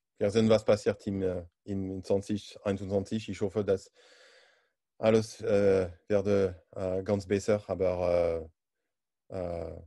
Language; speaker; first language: German; non-native, learner; French